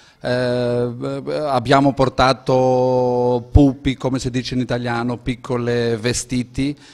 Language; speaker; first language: Italian; non-native, learner; Greek